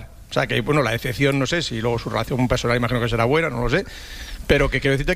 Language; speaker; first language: Spanish; native; Spanish